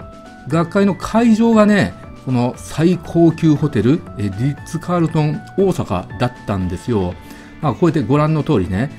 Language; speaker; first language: Japanese; native; Japanese